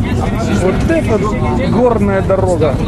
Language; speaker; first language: Russian; native; Russian